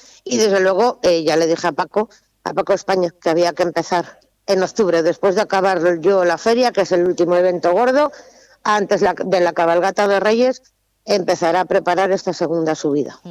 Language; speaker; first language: Spanish; native; Spanish